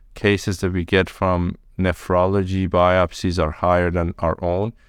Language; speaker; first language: English; early bilingual, other home language; Persian